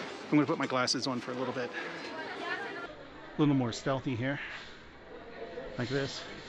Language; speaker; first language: English; native; English